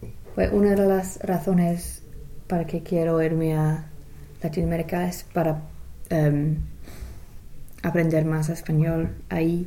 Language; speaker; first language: Spanish; non-native, fluent; English